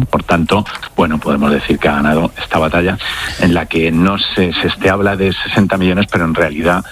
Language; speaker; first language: Spanish; native; Spanish